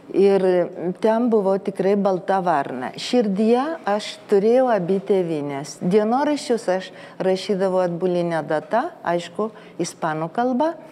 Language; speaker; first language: Lithuanian; early bilingual, heritage; Lithuanian